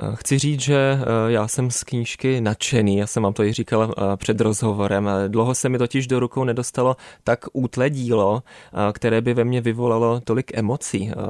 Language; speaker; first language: Czech; native; Czech